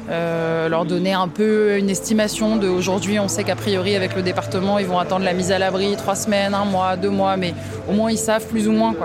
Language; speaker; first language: French; native; French